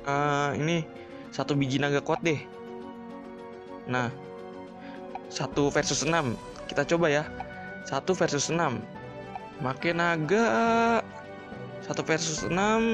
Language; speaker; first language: Indonesian; native; Indonesian